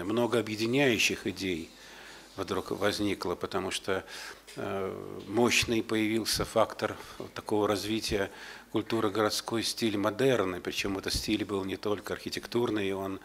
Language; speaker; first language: Russian; native; Russian